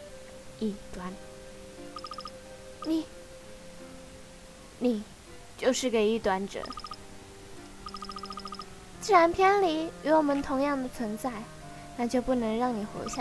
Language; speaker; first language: Chinese; native; Chinese